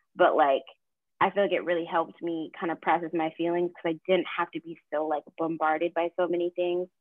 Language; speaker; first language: English; native; English